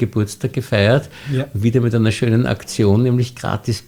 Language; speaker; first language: German; native; German